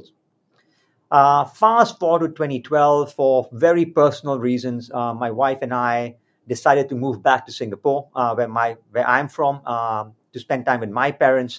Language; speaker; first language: English; native; English